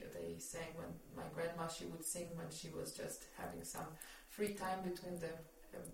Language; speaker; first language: English; non-native, fluent; Ukrainian